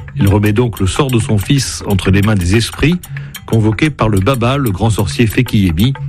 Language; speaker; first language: French; native; French